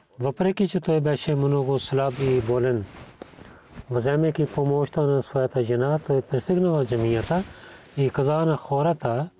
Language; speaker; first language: Bulgarian; non-native, learner; Urdu